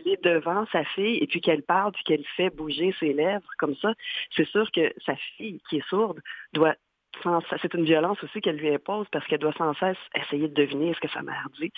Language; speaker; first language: French; native; French